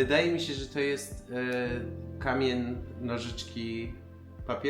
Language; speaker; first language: Polish; non-native, fluent; Persian